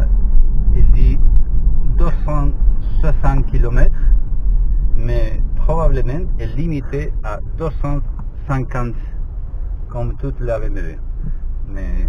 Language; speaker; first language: French; non-native, learner; Spanish